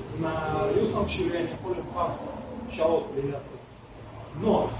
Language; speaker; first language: Hebrew; non-native, fluent; Russian